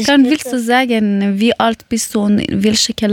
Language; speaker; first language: German; early bilingual, other home language; Persian